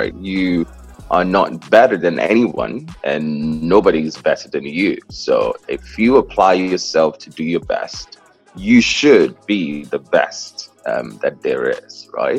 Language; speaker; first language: English; non-native, local second language; Igbo